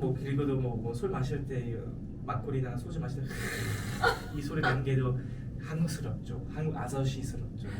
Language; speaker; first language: Korean; non-native, fluent; German